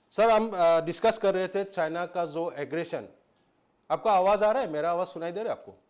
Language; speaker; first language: Hindi; non-native, local second language; Assamese